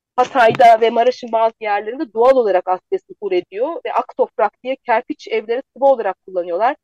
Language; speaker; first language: Turkish; native; Turkish